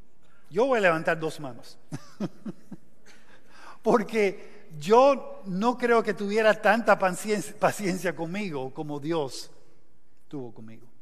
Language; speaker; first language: Spanish; non-native, fluent; English